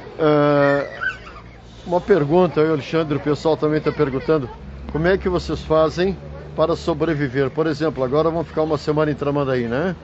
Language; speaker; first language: Portuguese; native; Portuguese